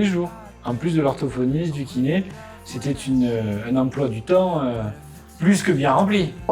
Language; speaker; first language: French; native; French